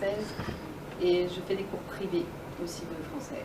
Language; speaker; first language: French; native; French